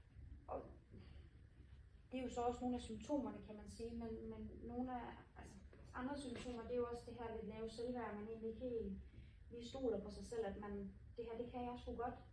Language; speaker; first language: Danish; native; Danish